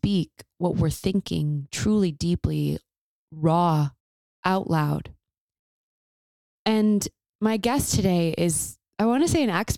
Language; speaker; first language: English; native; English